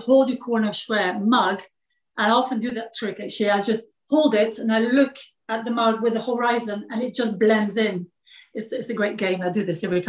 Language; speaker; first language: English; non-native, fluent; French